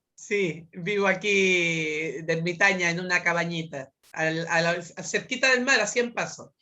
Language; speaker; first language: Spanish; native; Spanish